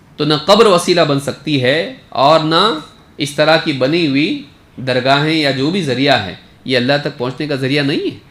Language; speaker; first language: Urdu; native; Urdu